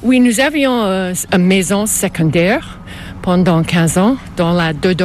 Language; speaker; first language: French; non-native, local second language; English